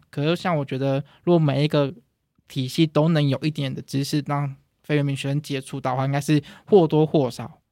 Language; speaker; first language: Chinese; native; Chinese